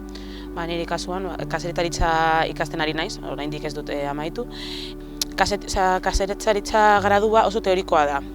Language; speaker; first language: Basque; non-native, local second language; Spanish